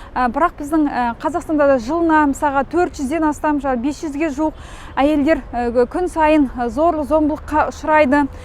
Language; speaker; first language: Kazakh; native; Kazakh